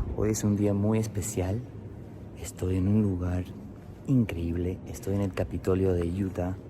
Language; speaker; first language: Spanish; non-native, fluent; English